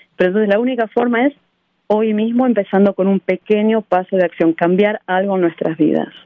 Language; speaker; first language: Spanish; native; Spanish